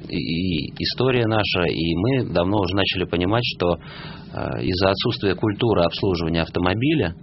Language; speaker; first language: Russian; native; Russian